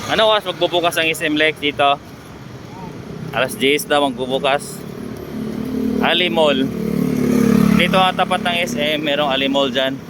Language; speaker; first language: Filipino; non-native, local second language; Cebuano